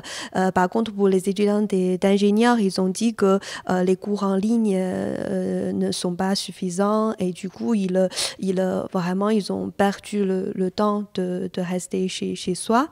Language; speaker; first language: French; non-native, fluent; Chinese